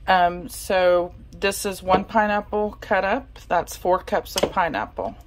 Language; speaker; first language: English; native; English